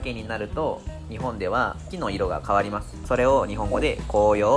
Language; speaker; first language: Japanese; native; Japanese